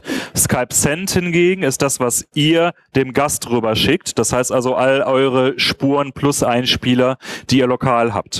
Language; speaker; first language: German; native; German